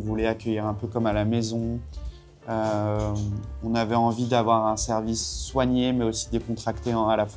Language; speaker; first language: French; native; French